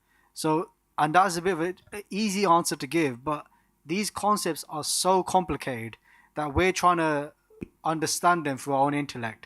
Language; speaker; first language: English; non-native, local second language; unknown